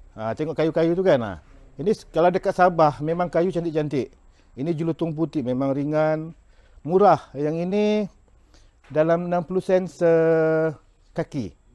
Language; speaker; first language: Malay; non-native, local second language; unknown